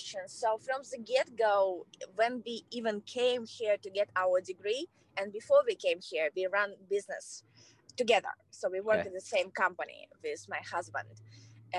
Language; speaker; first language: English; non-native, fluent; Kazakh